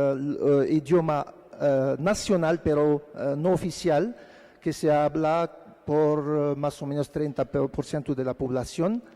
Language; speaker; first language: Spanish; non-native, fluent; Arabic